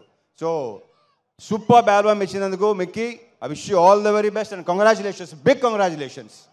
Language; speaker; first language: Telugu; native; Telugu